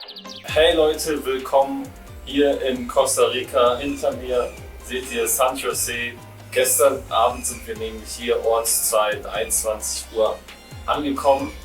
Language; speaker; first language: German; native; German